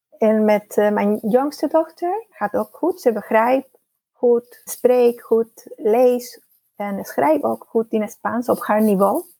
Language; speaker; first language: Dutch; non-native, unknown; Spanish